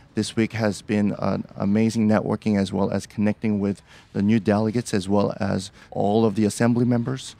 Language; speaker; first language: English; early bilingual, other home language; Korean